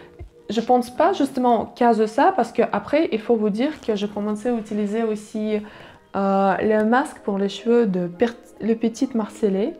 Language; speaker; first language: French; non-native, learner; Russian